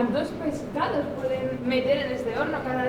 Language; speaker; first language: Spanish; native; Spanish